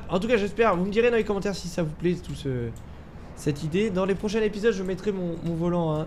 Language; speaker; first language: French; native; French